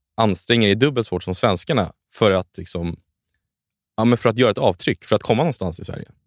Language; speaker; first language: Swedish; native; Swedish